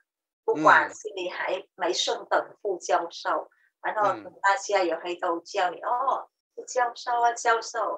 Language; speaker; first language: Chinese; non-native, learner; Vietnamese